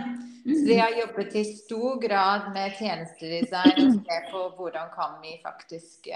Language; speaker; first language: Norwegian; non-native, fluent; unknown